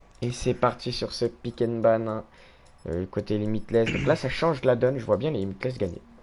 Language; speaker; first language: French; native; French